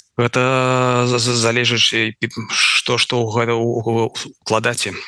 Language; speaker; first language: Belarusian; non-native, local second language; Russian